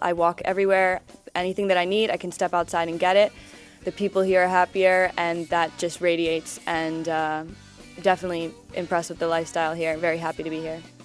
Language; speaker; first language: English; native; English